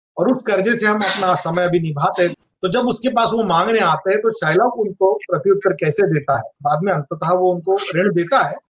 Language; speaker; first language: Hindi; non-native, local second language; Marathi